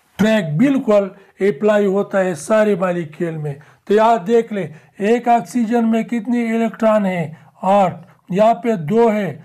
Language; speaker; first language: Urdu; non-native, local second language; Pashto